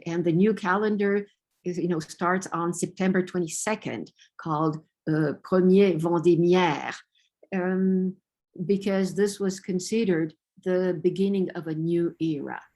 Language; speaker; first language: English; non-native, fluent; Romanian